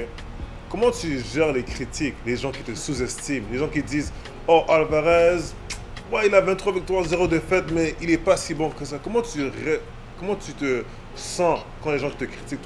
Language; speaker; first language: French; native; French